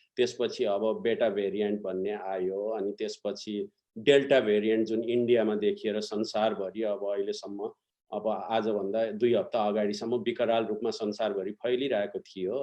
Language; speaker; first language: Nepali; native; Nepali